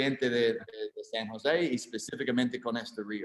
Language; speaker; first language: Spanish; non-native, learner; English